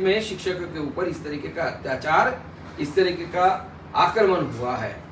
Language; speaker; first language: Hindi; non-native, local second language; Bangla